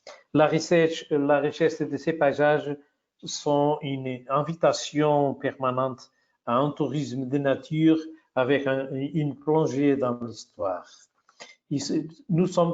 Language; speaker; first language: French; non-native, fluent; Portuguese